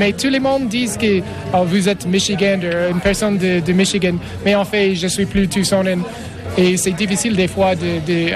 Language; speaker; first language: French; non-native, fluent; English